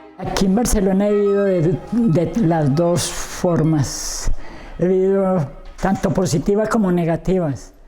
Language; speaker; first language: Spanish; native; Spanish